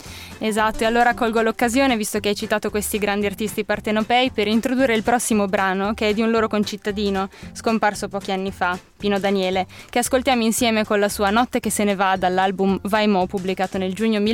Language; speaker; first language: Italian; native; Italian